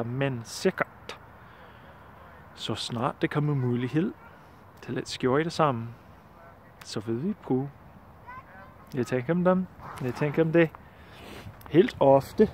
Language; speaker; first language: Danish; non-native, learner; English